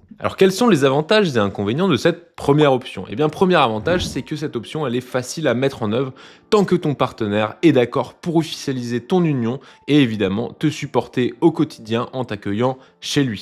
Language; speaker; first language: French; native; French